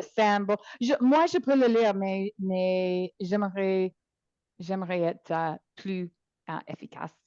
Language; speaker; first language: French; non-native, local second language; English